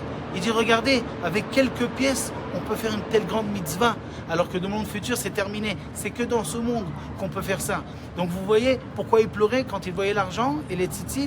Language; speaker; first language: French; native; French